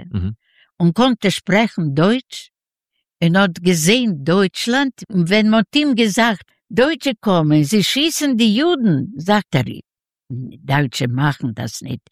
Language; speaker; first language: German; non-native, learner; Yiddish